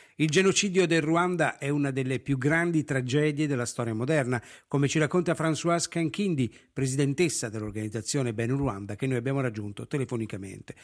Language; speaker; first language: Italian; native; Italian